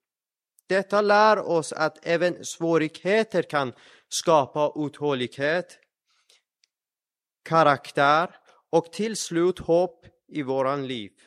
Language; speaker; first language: Swedish; non-native, fluent; Persian